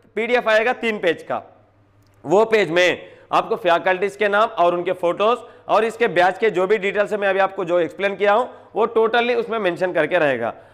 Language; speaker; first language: Hindi; non-native, local second language; Telugu